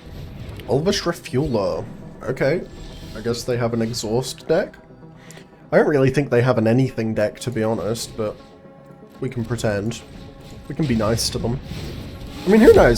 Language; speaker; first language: English; native; English